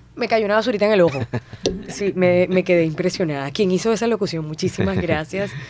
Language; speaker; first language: Spanish; native; Spanish